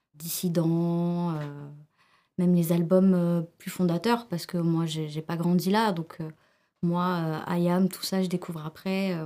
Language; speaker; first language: French; early bilingual, other home language; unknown